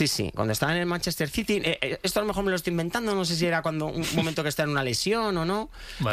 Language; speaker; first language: Spanish; native; Spanish